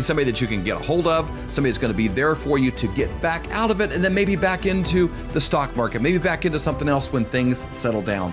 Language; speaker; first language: English; native; English